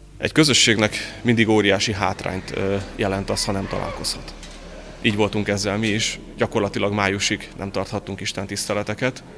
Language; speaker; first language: Hungarian; native; Hungarian